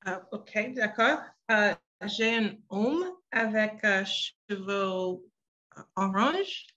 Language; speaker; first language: French; non-native, learner; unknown